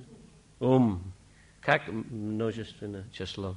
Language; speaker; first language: Russian; non-native, fluent; English